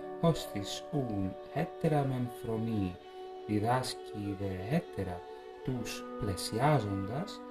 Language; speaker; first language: Greek; non-native, learner; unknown